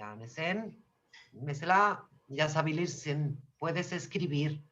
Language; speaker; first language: Turkish; non-native, fluent; Spanish